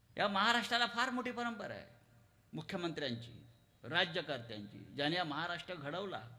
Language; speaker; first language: Marathi; native; Marathi